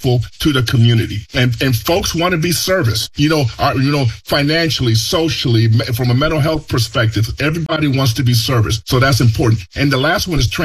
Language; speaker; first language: English; early bilingual, other home language; Spanish